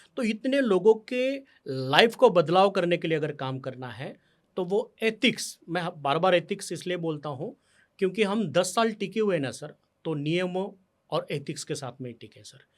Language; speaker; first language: Hindi; non-native, local second language; Marathi